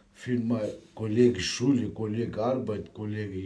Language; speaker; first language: German; non-native, learner; Romanian